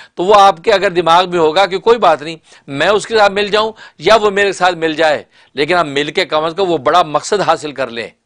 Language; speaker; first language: Urdu; non-native, local second language; Punjabi